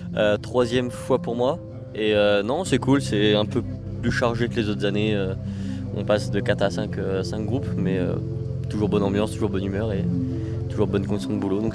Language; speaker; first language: French; native; French